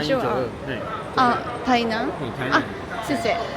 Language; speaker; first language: Chinese; non-native, learner; Japanese